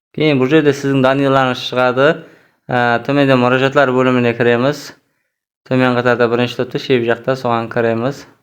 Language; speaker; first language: Uzbek; non-native, local second language; Kara-Kalpak